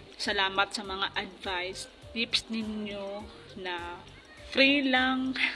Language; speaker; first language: Filipino; non-native, local second language; Hiligaynon